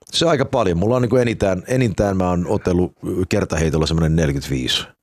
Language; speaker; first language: Finnish; early bilingual, heritage; Finnish